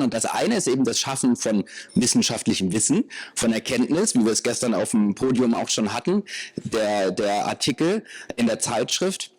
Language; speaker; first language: German; native; German